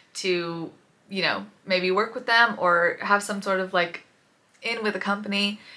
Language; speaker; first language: English; native; English